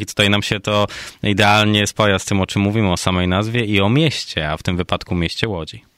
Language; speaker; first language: Polish; native; Polish